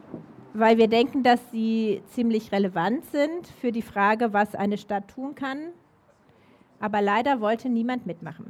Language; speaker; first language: German; native; German